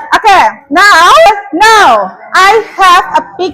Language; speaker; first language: English; non-native, learner; Indonesian